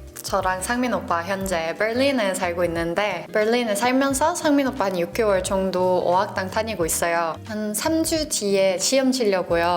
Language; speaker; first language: Korean; non-native, fluent; Norwegian